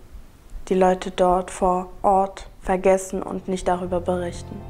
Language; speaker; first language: German; early bilingual, other home language; Kurdish